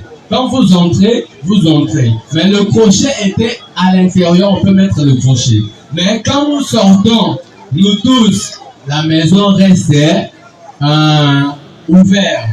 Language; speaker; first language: French; non-native, local second language; Lingala